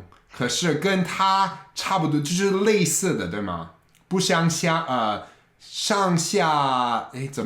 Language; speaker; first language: Chinese; non-native, fluent; English